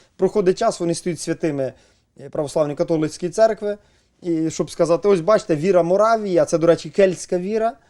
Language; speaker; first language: Ukrainian; native; Ukrainian